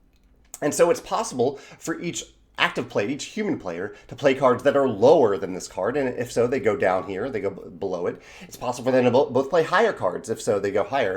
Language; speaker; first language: English; native; English